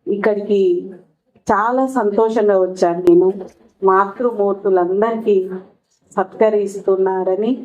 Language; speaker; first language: Telugu; non-native, local second language; Lambadi